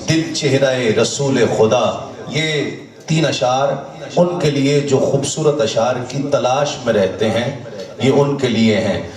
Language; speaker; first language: Urdu; non-native, local second language; Punjabi